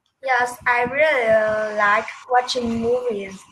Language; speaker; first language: English; non-native, learner; Vietnamese